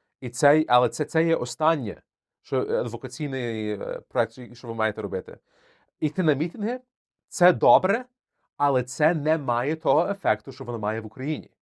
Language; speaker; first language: Ukrainian; early bilingual, heritage; Ukrainian